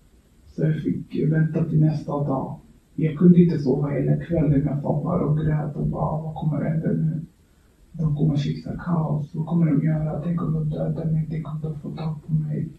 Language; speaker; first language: Swedish; early bilingual, other home language; Kurdish